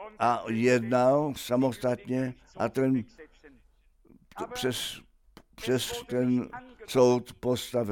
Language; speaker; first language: Czech; non-native, fluent; German